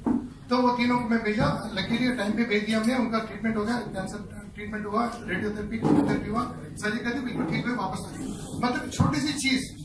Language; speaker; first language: Hindi; native; Hindi